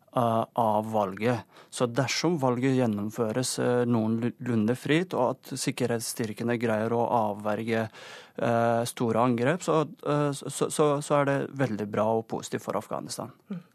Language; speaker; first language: Norwegian; non-native, fluent; Persian